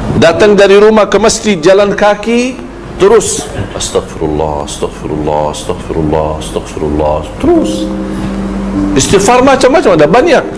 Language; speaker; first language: Malay; non-native, fluent; Arabic